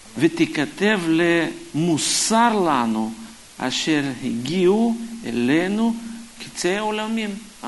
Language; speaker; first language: Hebrew; non-native, fluent; Russian